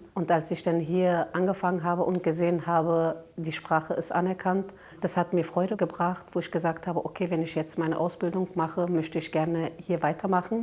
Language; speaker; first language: German; early bilingual, other home language; Kurdish